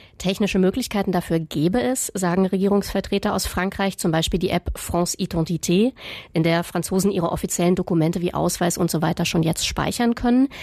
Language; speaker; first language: German; native; German